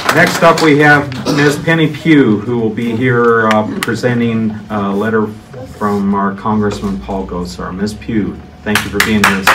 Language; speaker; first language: English; native; English